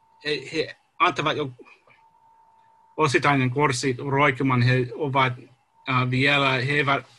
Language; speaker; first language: Finnish; non-native, learner; English